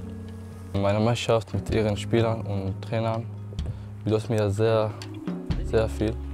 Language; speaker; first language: German; non-native, learner; Arabic